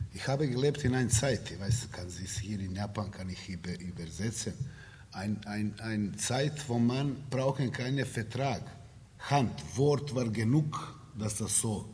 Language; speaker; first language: German; non-native, learner; Serbian